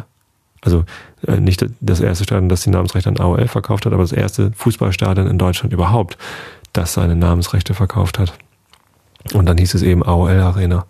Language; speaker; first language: German; native; German